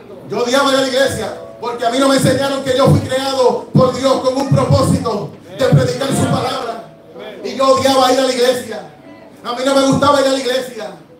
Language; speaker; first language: Spanish; early bilingual, heritage; Spanish